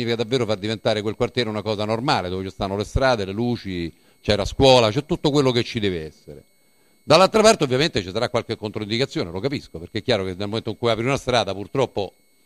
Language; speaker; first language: Italian; native; Italian